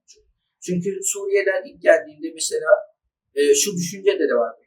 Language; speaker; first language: Turkish; early bilingual, other home language; Arabic